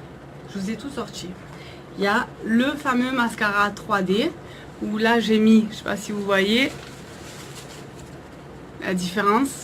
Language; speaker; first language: French; native; French